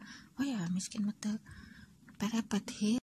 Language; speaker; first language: Dutch; non-native, learner; Indonesian